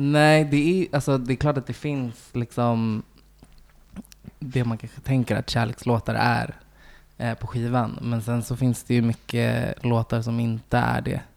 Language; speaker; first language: Swedish; native; Swedish